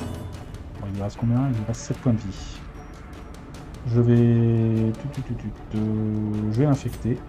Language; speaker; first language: French; native; French